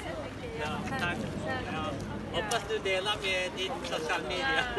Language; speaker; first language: Swedish; non-native, learner; Uyghur